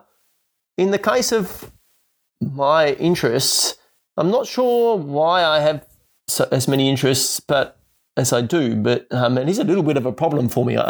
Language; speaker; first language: English; native; English